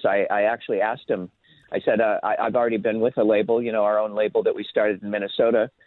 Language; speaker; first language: English; native; English